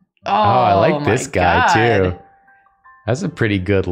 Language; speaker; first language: English; native; English